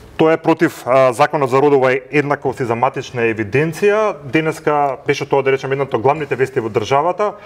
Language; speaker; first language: Macedonian; native; Macedonian